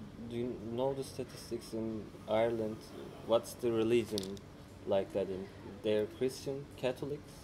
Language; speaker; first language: English; non-native, fluent; Turkish